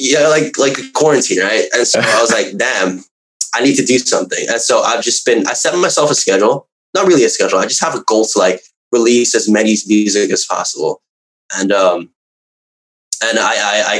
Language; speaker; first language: English; non-native, local second language; Cantonese